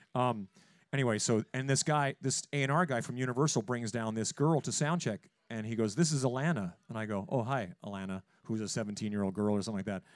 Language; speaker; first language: English; native; English